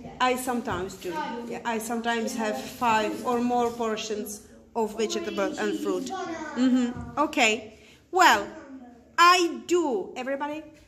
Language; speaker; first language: English; non-native, fluent; Czech